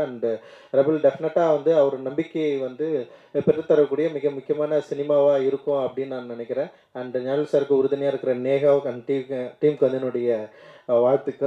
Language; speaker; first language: Tamil; native; Tamil